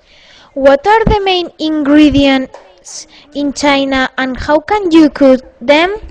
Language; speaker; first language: English; non-native, learner; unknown